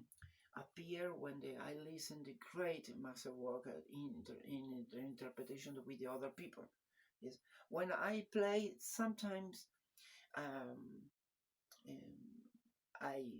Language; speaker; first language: English; non-native, learner; Spanish